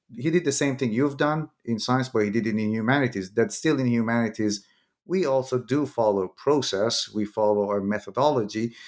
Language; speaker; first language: English; non-native, fluent; Persian